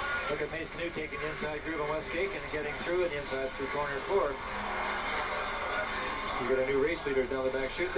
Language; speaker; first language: English; native; English